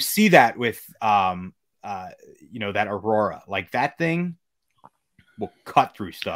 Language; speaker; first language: English; native; English